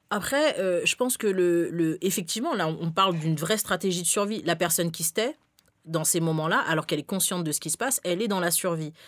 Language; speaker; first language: French; early bilingual, other home language; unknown